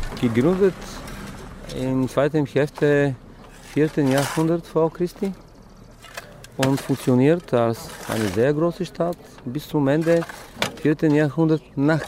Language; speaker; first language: German; non-native, fluent; Bulgarian